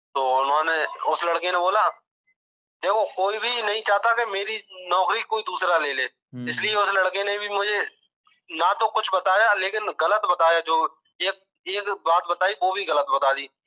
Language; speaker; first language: Hindi; native; Hindi